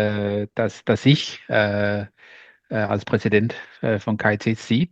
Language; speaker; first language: German; non-native, learner; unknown